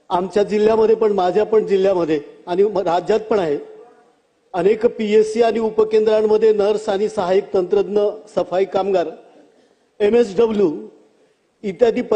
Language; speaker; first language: Marathi; native; Marathi